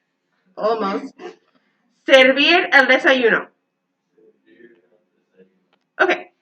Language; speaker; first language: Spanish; non-native, learner; English